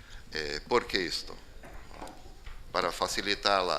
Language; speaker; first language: Spanish; non-native, fluent; Portuguese